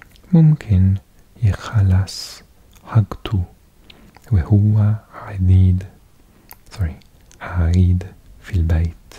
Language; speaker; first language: Arabic; non-native, learner; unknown